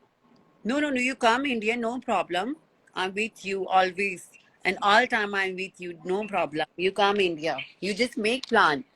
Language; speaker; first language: English; non-native, learner; Hindi